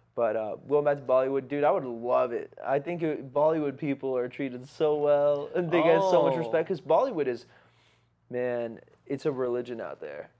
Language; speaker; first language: English; early bilingual, other home language; Hindi